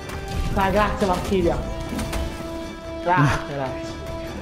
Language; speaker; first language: Italian; native; Italian